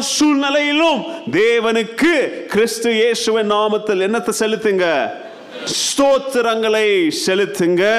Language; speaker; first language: Tamil; native; Tamil